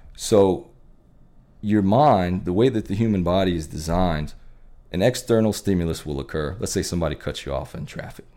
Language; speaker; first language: English; native; English